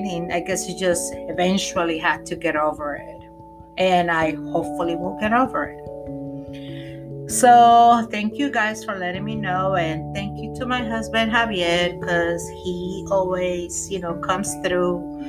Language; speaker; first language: English; non-native, local second language; Spanish